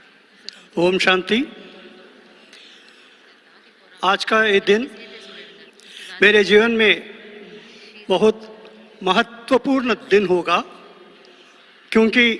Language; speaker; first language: Hindi; non-native, local second language; Tamil